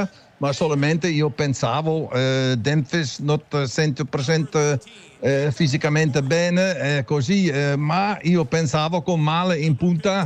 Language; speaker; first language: Italian; non-native, learner; Dutch